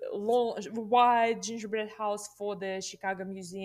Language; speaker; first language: English; non-native, fluent; Russian